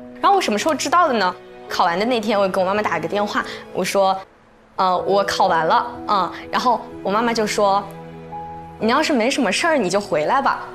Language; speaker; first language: Chinese; native; Chinese